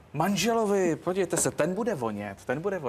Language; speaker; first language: Czech; native; Czech